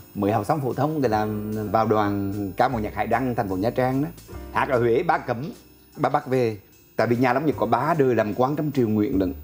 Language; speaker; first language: Vietnamese; native; Vietnamese